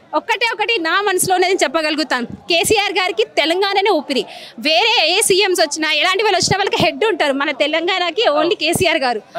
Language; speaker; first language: Telugu; native; Telugu